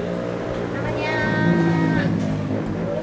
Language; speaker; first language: Indonesian; non-native, learner; Japanese